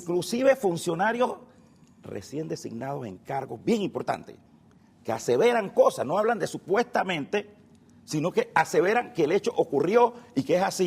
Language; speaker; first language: Spanish; native; Spanish